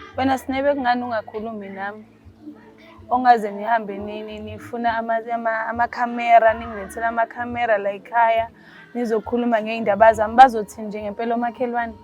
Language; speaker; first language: Zulu; native; Zulu